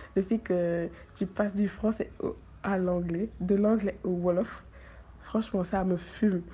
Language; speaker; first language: French; non-native, local second language; Wolof